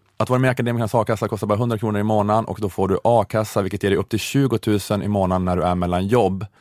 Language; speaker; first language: Swedish; native; Swedish